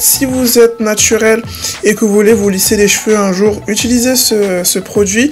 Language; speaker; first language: French; native; French